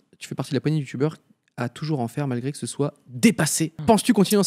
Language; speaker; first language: French; native; French